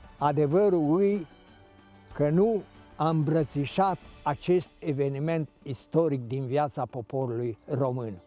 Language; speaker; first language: Romanian; native; Romanian